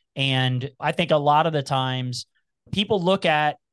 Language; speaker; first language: English; native; English